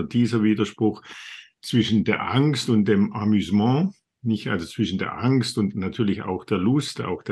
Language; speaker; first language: German; native; German